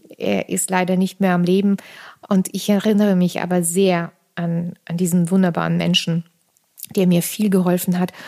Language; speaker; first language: German; non-native, fluent; Armenian